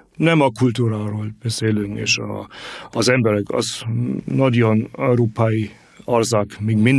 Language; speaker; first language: Hungarian; non-native, fluent; German